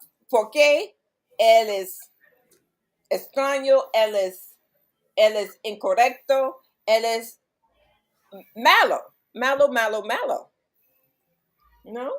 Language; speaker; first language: Spanish; non-native, learner; English